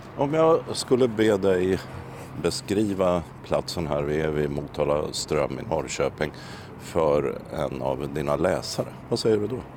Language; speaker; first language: Swedish; native; Swedish